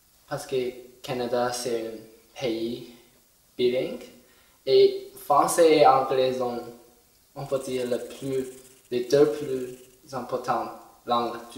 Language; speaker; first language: French; non-native, learner; Chinese